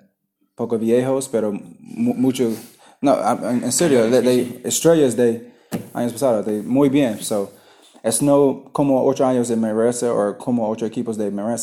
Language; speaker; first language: Spanish; non-native, learner; English